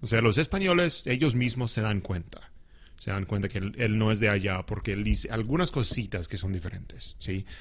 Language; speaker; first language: Spanish; non-native, fluent; English